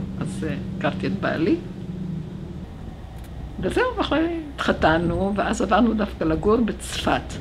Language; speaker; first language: Hebrew; early bilingual, other home language; Romanian